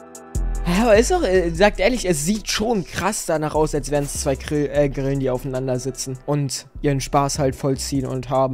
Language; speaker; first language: German; native; German